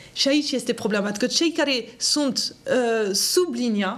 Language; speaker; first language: Romanian; non-native, fluent; French